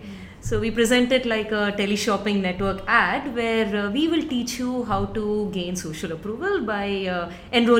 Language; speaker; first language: English; non-native, local second language; Tamil